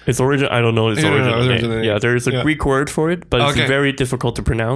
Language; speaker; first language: English; non-native, fluent; Chinese